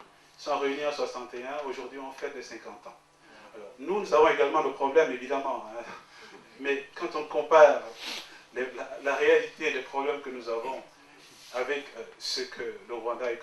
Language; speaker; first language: French; native; French